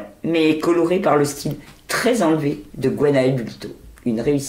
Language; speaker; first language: French; native; French